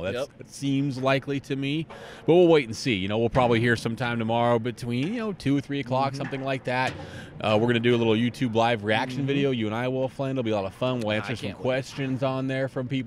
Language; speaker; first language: English; native; English